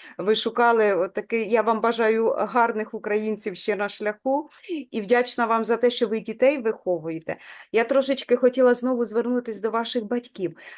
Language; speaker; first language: Ukrainian; native; Ukrainian